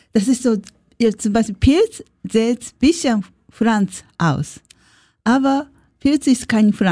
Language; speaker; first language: German; non-native, learner; Japanese